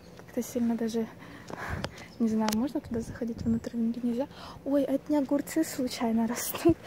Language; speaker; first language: Russian; native; Russian